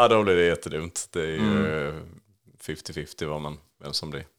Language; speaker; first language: Swedish; native; Swedish